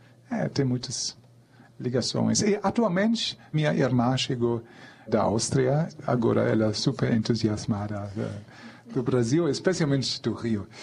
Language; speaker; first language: Portuguese; non-native, fluent; German